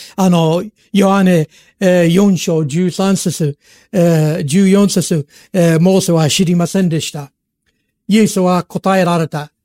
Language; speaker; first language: Japanese; non-native, fluent; English